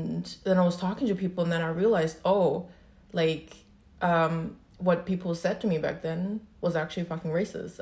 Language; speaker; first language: English; non-native, fluent; Chinese